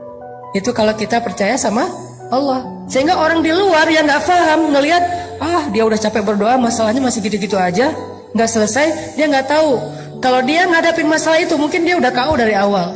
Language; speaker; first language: Indonesian; native; Indonesian